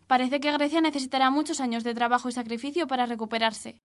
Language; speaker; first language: Spanish; native; Spanish